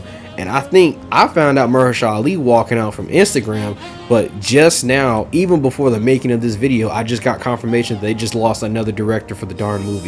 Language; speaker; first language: English; native; English